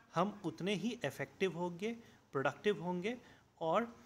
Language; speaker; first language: Hindi; non-native, local second language; Assamese